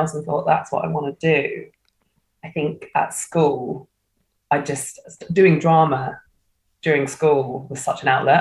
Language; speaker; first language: English; native; English